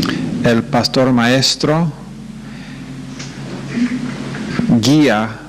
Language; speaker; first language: Spanish; non-native, fluent; English